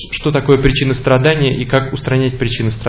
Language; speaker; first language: Russian; native; Russian